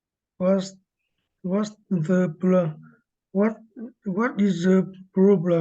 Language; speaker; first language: English; non-native, learner; Vietnamese